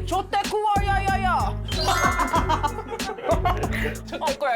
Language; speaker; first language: Korean; native; Korean